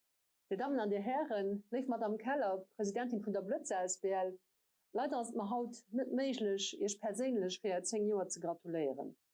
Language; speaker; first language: German; non-native, local second language; Luxembourgish